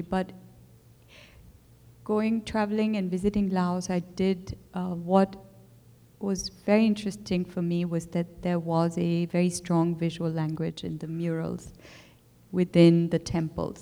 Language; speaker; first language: English; non-native, local second language; Urdu